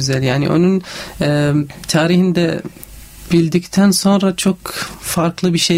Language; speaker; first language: Turkish; non-native, learner; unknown